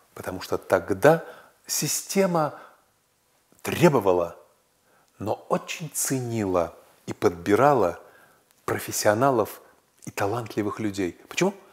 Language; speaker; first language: Russian; native; Russian